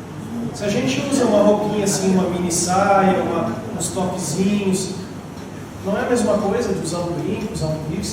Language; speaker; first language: Portuguese; native; Portuguese